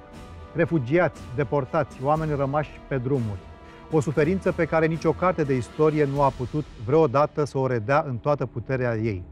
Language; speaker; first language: Romanian; native; Romanian